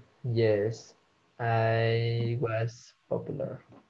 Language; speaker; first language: English; non-native, learner; Spanish